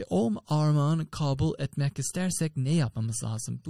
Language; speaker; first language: Turkish; non-native, fluent; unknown